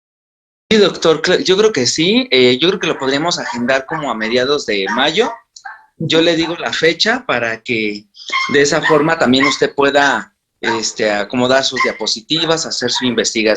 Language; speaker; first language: Spanish; native; Spanish